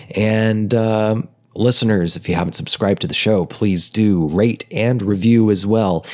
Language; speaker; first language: English; native; English